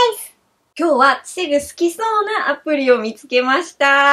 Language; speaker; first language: Japanese; native; Japanese